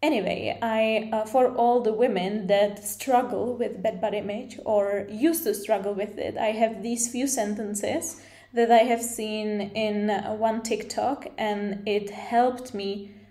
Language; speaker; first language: English; non-native, fluent; Czech